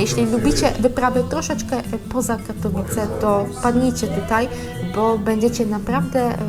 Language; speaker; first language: Polish; native; Polish